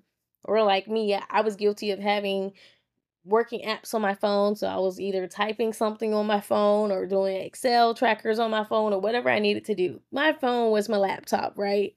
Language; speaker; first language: English; native; English